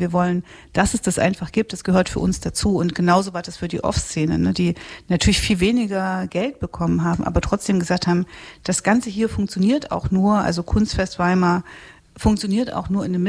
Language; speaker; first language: German; native; German